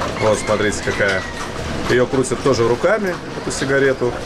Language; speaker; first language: Russian; native; Russian